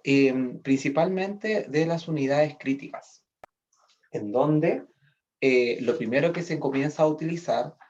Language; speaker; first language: Spanish; native; Spanish